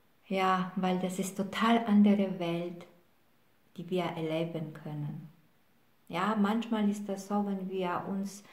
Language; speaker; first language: German; non-native, fluent; Polish